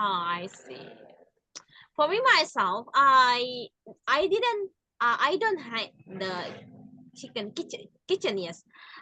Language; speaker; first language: English; non-native, learner; Indonesian